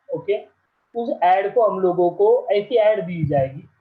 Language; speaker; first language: Hindi; non-native, local second language; Marathi